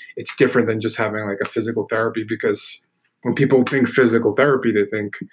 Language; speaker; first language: English; native; English